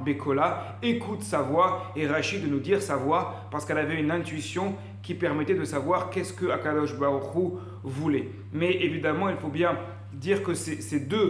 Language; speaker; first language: French; native; French